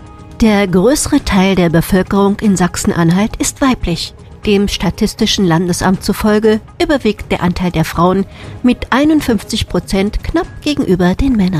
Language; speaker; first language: German; native; German